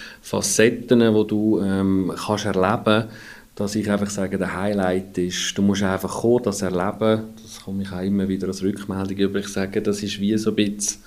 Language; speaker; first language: German; native; German